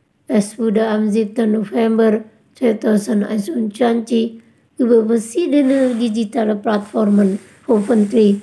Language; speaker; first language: German; non-native, fluent; Indonesian